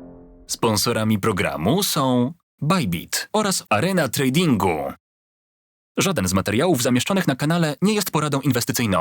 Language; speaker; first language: Polish; native; Polish